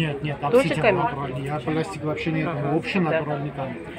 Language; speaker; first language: Russian; non-native, learner; Armenian